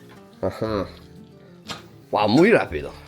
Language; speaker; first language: Spanish; non-native, learner; English